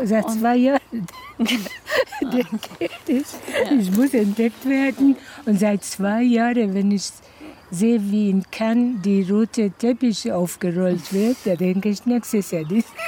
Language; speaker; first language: German; non-native, fluent; Persian